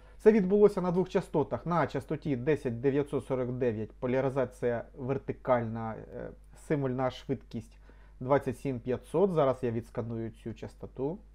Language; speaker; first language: Ukrainian; non-native, local second language; Russian